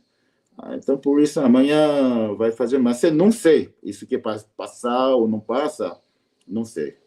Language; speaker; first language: Portuguese; non-native, learner; Korean